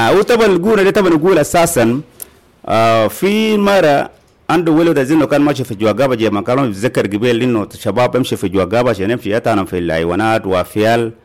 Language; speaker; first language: Arabic; non-native, local second language; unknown